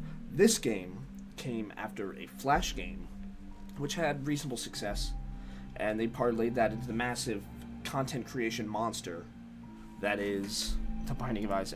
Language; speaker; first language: English; native; English